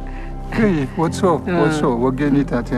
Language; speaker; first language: Chinese; non-native, learner; French